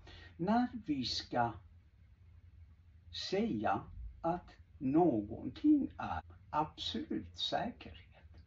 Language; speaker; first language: Swedish; non-native, fluent; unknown